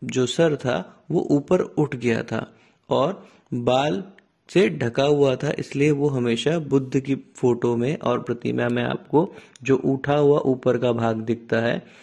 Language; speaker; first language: Hindi; native; Hindi